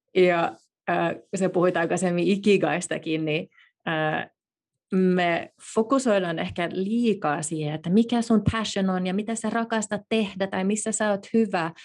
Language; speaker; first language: Finnish; native; Finnish